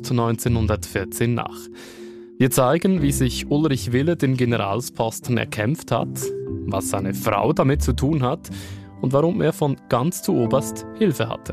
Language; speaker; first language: German; native; German